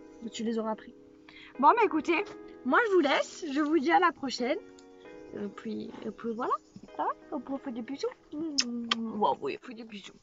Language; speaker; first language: French; native; French